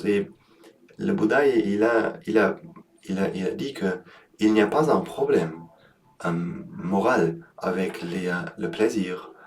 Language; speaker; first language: French; non-native, learner; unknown